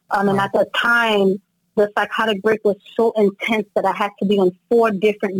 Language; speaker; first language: English; native; English